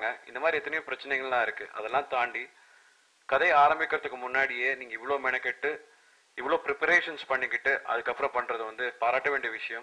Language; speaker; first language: Tamil; native; Tamil